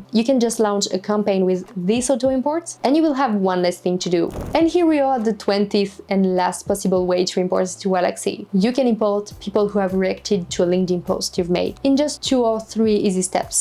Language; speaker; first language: English; non-native, fluent; French